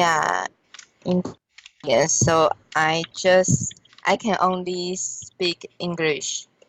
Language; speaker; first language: English; non-native, learner; Chinese